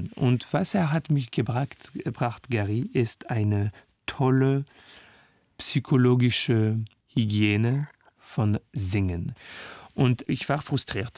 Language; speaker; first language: German; non-native, learner; French